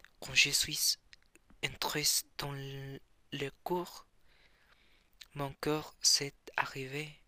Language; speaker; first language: French; non-native, learner; Spanish